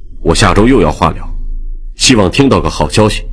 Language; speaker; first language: Chinese; native; Chinese